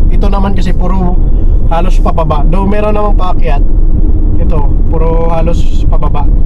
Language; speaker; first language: Filipino; native; Filipino